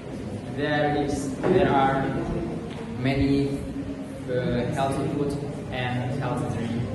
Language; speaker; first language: English; non-native, learner; Indonesian